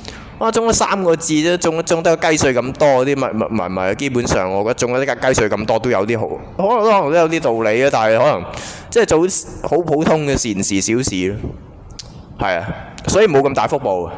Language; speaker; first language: Cantonese; native; Cantonese